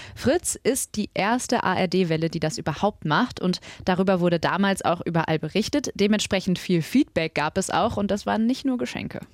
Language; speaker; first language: German; native; German